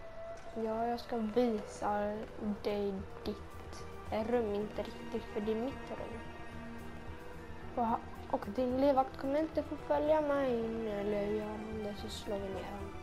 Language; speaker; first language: Swedish; native; Swedish